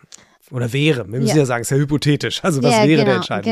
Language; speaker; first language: German; native; German